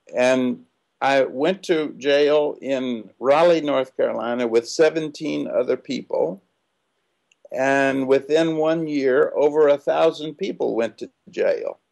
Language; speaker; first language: English; native; English